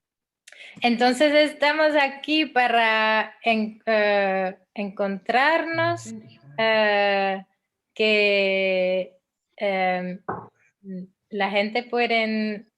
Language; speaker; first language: Spanish; non-native, fluent; Dutch